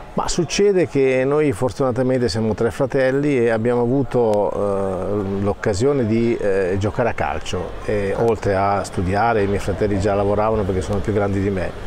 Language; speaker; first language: Italian; native; Italian